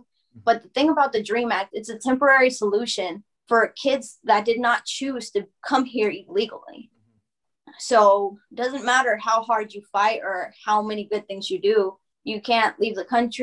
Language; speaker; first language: English; early bilingual, other home language; Spanish